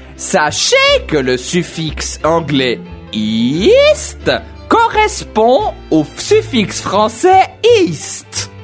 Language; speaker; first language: French; native; French